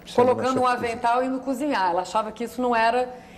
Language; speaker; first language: Portuguese; native; Portuguese